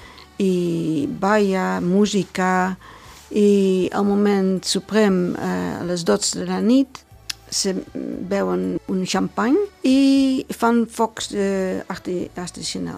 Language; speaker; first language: Catalan; non-native, learner; Dutch